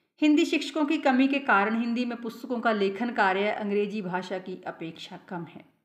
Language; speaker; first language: Hindi; non-native, local second language; Punjabi